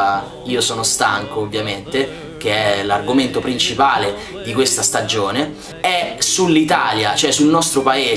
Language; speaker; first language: Italian; native; Italian